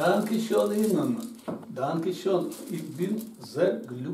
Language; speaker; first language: German; non-native, learner; Russian